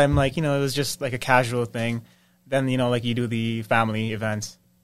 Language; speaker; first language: English; native; English